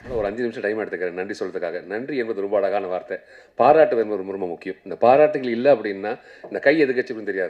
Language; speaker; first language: Tamil; native; Tamil